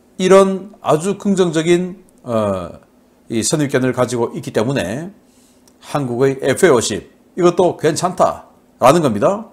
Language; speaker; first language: Korean; native; Korean